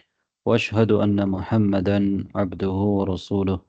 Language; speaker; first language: Arabic; non-native, fluent; Tamil